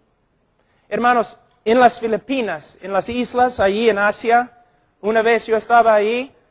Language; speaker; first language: Spanish; non-native, fluent; English